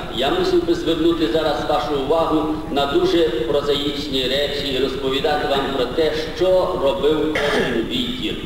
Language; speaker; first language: Ukrainian; native; Ukrainian